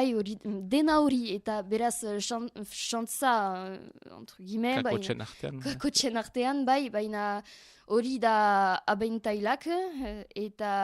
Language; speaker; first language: Basque; non-native, learner; French